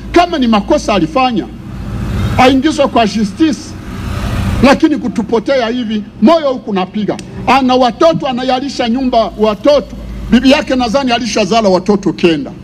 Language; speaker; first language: Swahili; native; Swahili